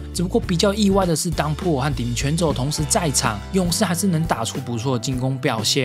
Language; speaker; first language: Chinese; native; Chinese